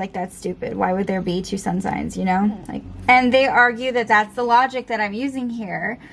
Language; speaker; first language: English; native; English